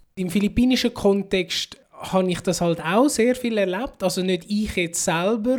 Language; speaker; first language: German; early bilingual, other home language; Filipino